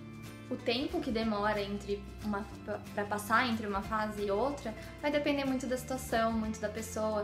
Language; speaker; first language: Portuguese; native; Portuguese